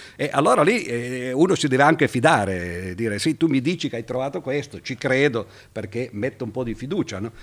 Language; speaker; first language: Italian; native; Italian